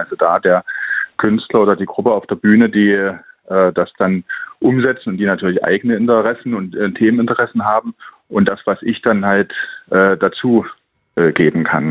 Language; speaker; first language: German; native; German